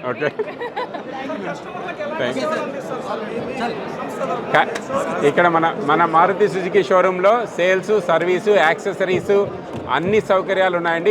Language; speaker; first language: Telugu; native; Telugu